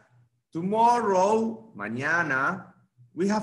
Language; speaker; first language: English; non-native, fluent; Spanish